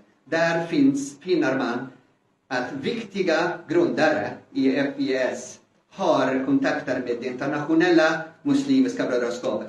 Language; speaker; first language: Swedish; non-native, fluent; Arabic